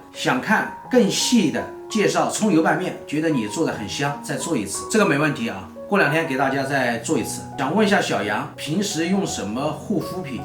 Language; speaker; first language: Chinese; native; Chinese